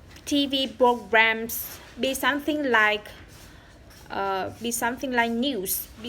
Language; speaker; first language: English; non-native, learner; Vietnamese